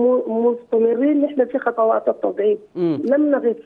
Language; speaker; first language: Arabic; native; Arabic